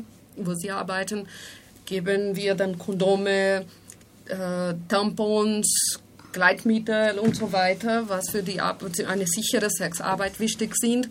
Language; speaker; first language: German; non-native, fluent; Spanish